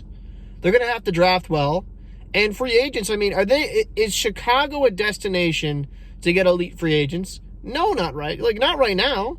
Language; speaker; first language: English; native; English